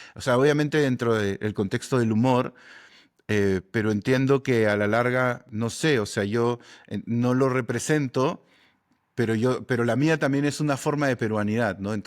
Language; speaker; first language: Spanish; native; Spanish